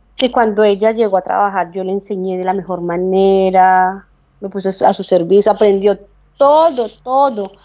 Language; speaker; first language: Spanish; native; Spanish